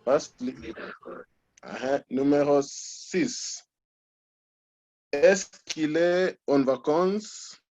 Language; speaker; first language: French; non-native, fluent; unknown